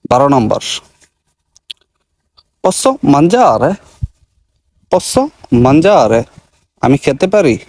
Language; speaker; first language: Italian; non-native, learner; Bangla